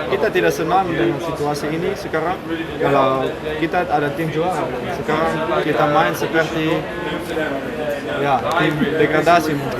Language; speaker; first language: Indonesian; non-native, fluent; Dutch